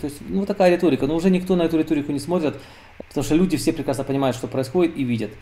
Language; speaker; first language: Russian; native; Russian